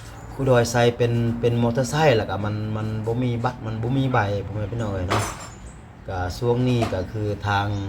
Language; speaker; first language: Thai; non-native, local second language; Lao